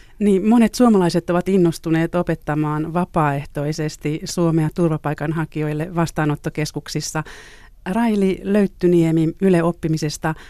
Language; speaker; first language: Finnish; native; Finnish